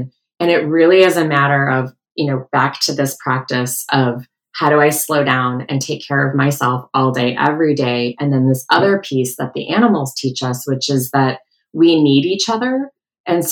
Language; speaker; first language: English; native; English